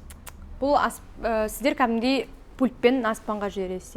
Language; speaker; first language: Kazakh; native; Kazakh